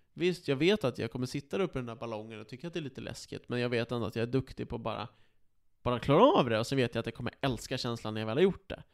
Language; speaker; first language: Swedish; native; Swedish